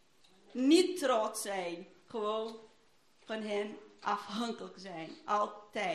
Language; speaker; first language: Dutch; non-native, fluent; Portuguese